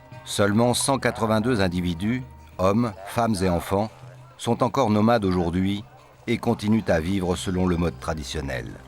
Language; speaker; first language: French; native; French